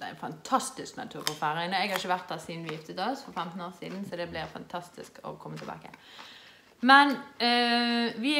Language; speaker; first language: Norwegian; native; Norwegian